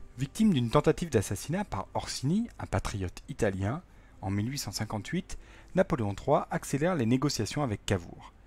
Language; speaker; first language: French; native; French